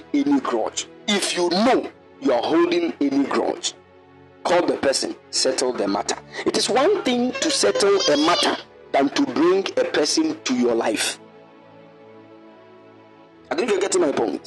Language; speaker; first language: English; non-native, local second language; Akan